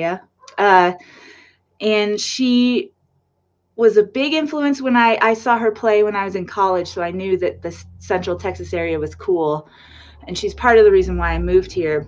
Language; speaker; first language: English; native; English